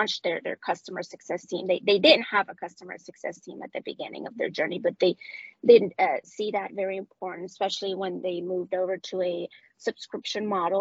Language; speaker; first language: English; non-native, fluent; Spanish